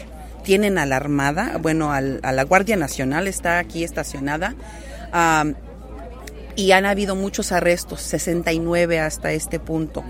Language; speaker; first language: Spanish; native; Spanish